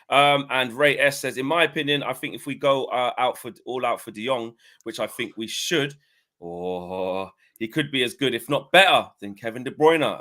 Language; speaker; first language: English; native; English